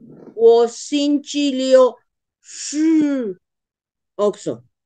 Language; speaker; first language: Chinese; non-native, learner; Spanish